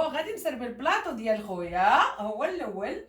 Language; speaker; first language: Arabic; native; Arabic